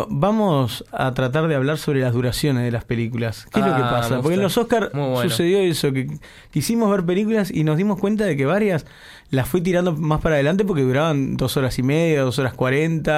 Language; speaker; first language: Spanish; native; Spanish